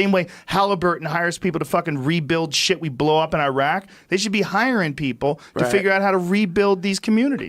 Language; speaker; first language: English; native; English